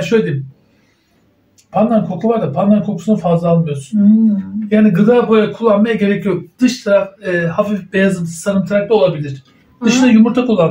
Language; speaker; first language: Turkish; native; Turkish